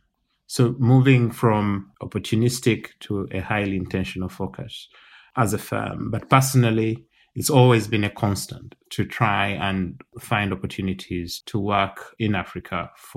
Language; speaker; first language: English; non-native, local second language; Ganda